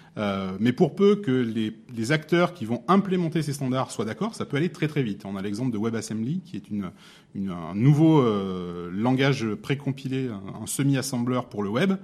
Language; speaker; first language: French; native; French